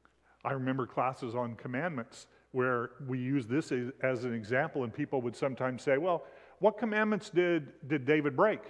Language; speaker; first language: English; native; English